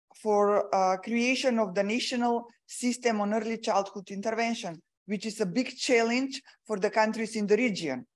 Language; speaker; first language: English; non-native, fluent; Macedonian